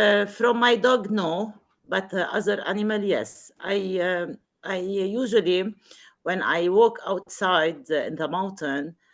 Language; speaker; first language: English; non-native, learner; Arabic